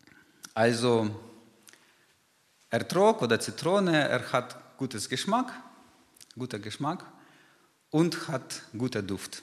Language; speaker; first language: German; non-native, fluent; Ukrainian